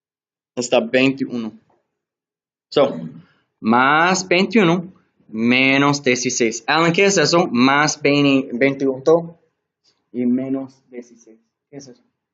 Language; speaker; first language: Spanish; non-native, learner; English